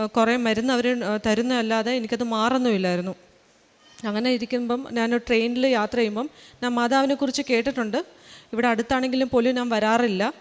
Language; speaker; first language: Malayalam; early bilingual, heritage; Malayalam